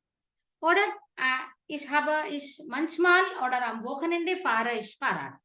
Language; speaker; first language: German; non-native, fluent; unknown